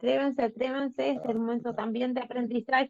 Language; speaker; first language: Spanish; native; Spanish